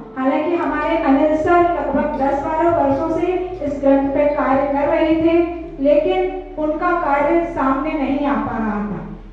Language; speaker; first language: Hindi; native; Hindi